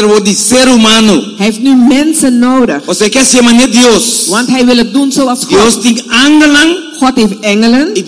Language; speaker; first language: Dutch; non-native, fluent; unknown